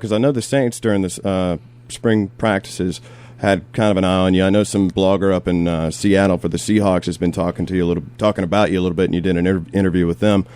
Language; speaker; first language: English; native; English